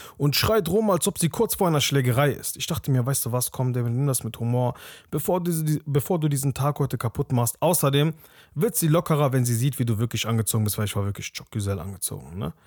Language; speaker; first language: German; early bilingual, other home language; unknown